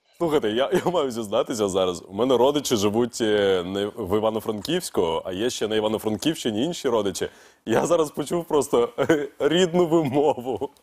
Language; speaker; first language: Ukrainian; native; Ukrainian